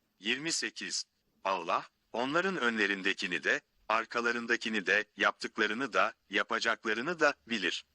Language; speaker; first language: Turkish; native; Turkish